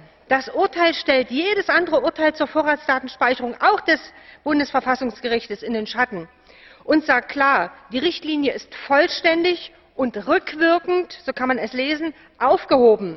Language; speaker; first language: German; native; German